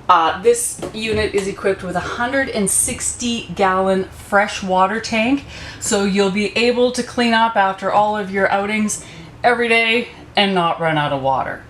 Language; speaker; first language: English; native; English